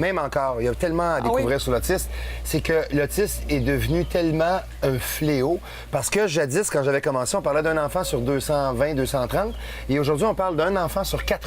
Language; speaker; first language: French; native; French